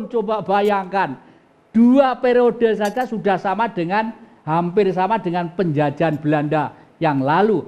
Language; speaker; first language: Indonesian; non-native, local second language; Javanese